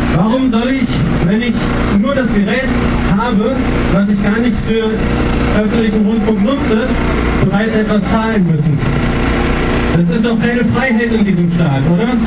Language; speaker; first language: German; native; German